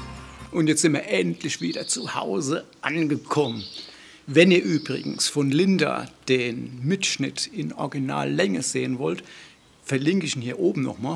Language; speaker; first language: German; native; German